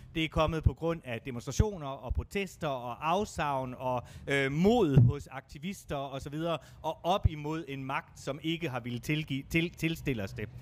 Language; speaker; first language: Danish; native; Danish